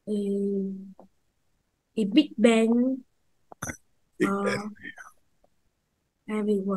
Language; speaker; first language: English; non-native, learner; Vietnamese